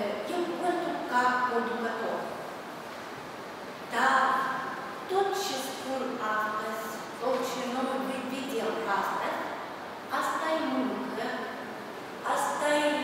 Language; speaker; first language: Romanian; non-native, local second language; Russian